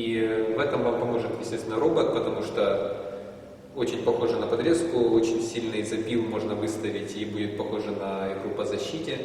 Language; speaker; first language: Russian; native; Russian